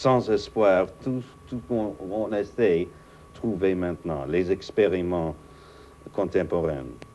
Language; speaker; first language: French; non-native, fluent; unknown